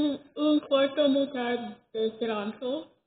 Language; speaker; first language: Spanish; non-native, learner; English